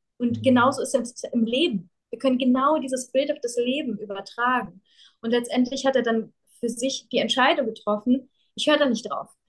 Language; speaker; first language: German; early bilingual, other home language; Russian